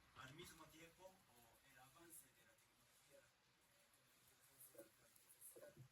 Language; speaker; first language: Spanish; non-native, fluent; Japanese